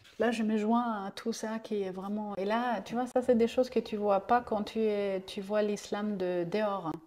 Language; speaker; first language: French; non-native, fluent; German